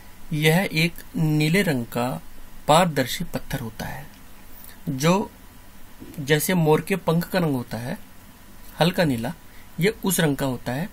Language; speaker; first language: Hindi; native; Hindi